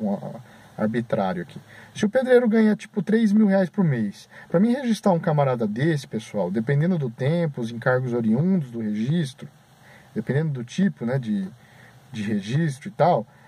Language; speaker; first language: Portuguese; native; Portuguese